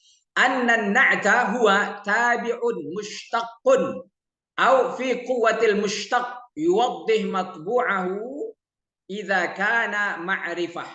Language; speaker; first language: Arabic; non-native, fluent; Indonesian